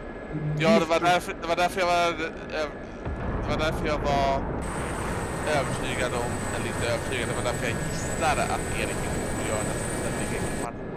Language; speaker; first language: Swedish; native; Swedish